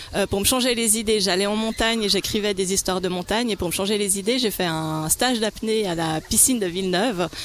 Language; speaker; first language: French; native; French